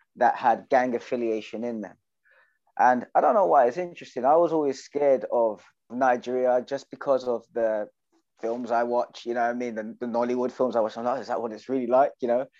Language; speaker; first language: English; native; English